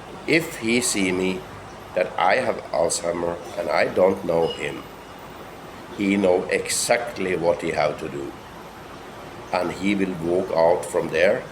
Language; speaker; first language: English; non-native, fluent; Norwegian